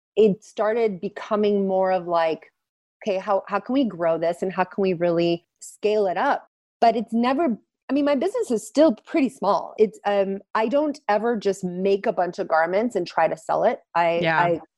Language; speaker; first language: English; early bilingual, other home language; Turkish